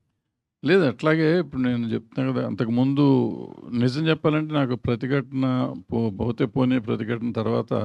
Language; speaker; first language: Telugu; native; Telugu